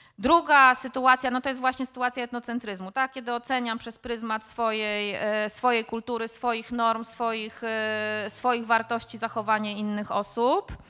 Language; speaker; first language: Polish; native; Polish